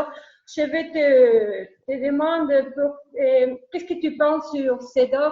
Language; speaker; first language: French; non-native, learner; Spanish